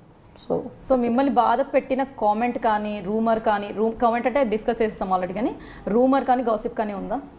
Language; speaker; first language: Telugu; native; Telugu